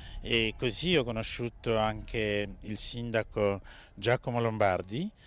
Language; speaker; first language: Italian; non-native, fluent; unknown